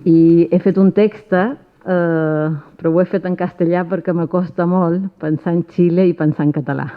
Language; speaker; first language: Catalan; early bilingual, other home language; Spanish